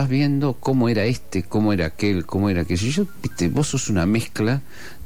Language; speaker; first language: Spanish; non-native, local second language; Asturian